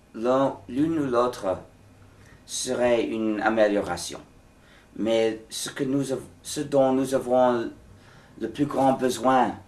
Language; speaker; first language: French; non-native, fluent; English